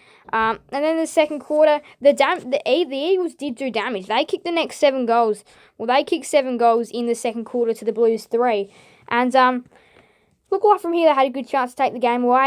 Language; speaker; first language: English; native; English